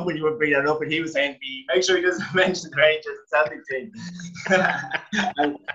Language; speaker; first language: English; native; English